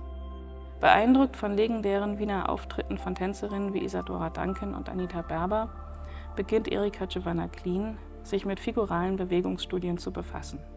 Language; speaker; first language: German; native; German